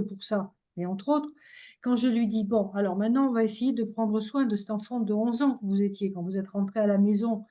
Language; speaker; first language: French; native; French